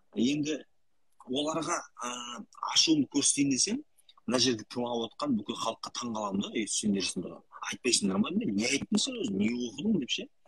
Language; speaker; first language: Kazakh; native; Kazakh